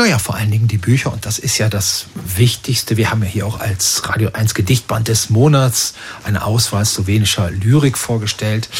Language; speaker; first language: German; native; German